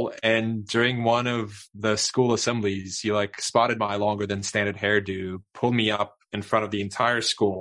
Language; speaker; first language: English; non-native, fluent; Turkish